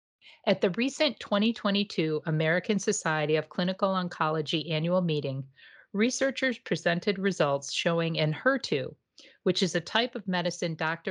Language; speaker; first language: English; native; English